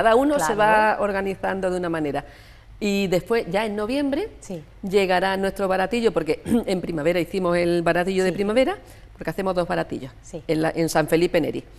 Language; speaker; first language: Spanish; native; Spanish